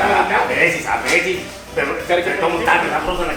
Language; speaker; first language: Spanish; native; Spanish